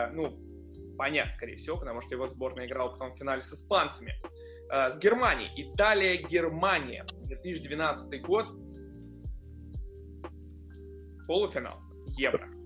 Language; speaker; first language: Russian; native; Russian